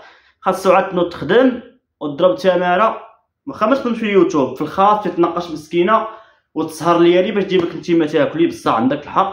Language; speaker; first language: Arabic; native; Arabic